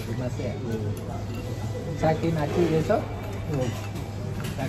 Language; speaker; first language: Japanese; non-native, learner; Vietnamese